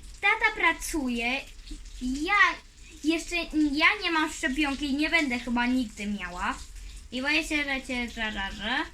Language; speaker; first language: Polish; early bilingual, heritage; Polish